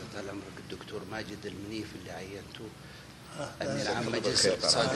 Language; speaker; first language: Arabic; native; Arabic